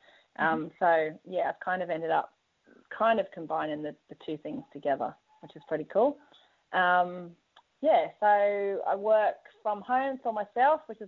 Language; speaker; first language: English; native; English